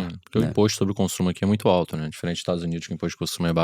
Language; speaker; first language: Portuguese; native; Portuguese